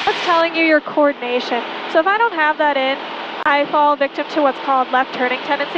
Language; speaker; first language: English; native; English